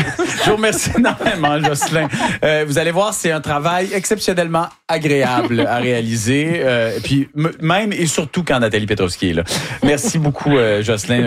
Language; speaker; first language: French; native; French